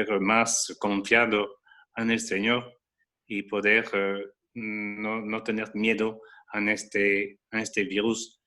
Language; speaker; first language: Spanish; non-native, fluent; French